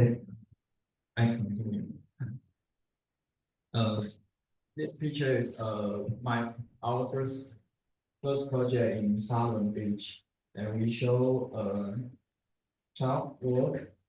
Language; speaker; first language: English; non-native, learner; Chinese